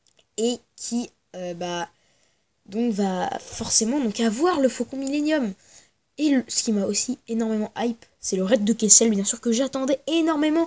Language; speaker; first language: French; native; French